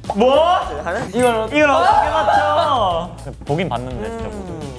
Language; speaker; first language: Korean; native; Korean